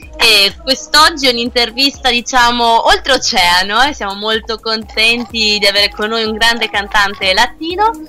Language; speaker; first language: Italian; native; Italian